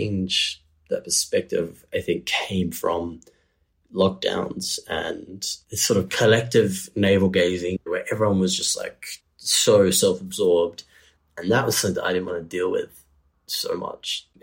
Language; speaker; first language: English; native; English